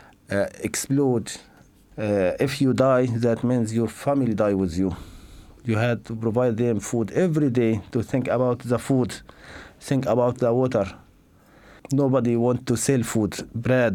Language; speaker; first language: English; non-native, learner; Arabic